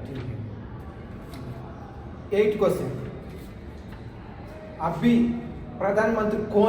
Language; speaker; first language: Hindi; non-native, local second language; Telugu